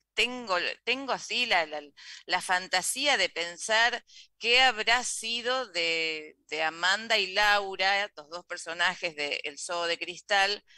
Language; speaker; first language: Spanish; native; Spanish